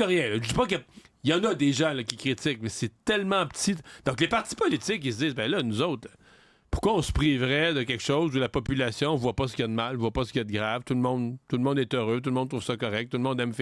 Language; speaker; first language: French; native; French